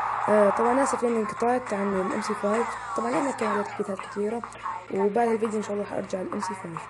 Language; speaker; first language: Arabic; native; Arabic